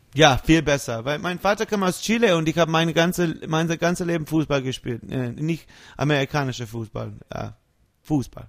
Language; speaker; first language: German; non-native, learner; English